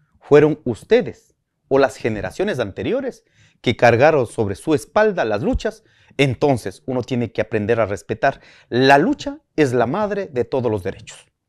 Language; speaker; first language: Spanish; native; Spanish